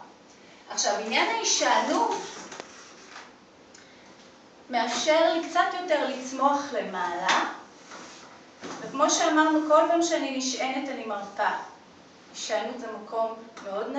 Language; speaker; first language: Hebrew; native; Hebrew